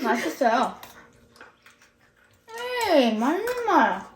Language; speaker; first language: Korean; early bilingual, heritage; Korean